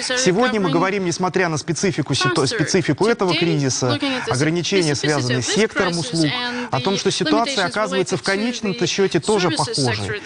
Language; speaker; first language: Russian; native; Russian